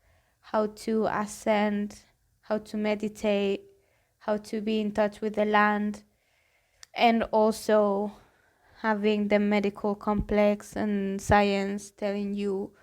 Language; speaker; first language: English; non-native, fluent; Spanish